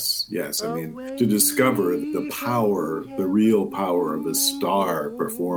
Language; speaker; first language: English; native; English